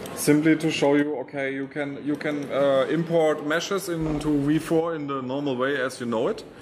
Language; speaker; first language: English; non-native, fluent; German